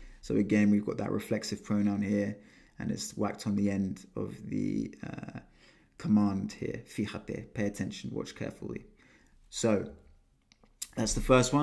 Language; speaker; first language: English; native; English